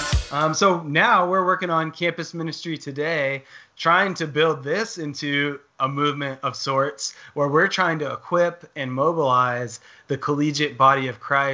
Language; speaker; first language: English; native; English